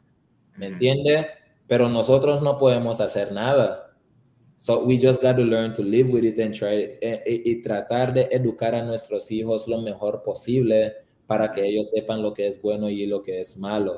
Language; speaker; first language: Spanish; early bilingual, heritage; Spanish